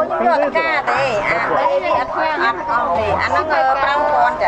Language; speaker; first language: Korean; non-native, learner; Khmer